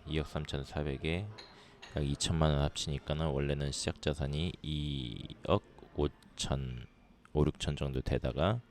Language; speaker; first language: Korean; native; Korean